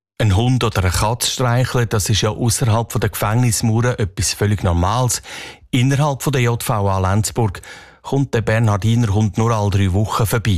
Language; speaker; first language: German; native; German